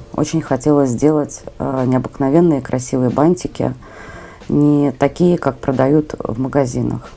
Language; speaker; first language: Russian; native; Russian